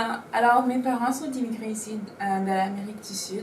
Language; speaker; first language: French; non-native, local second language; Spanish